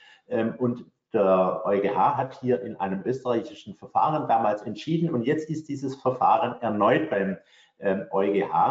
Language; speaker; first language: German; native; German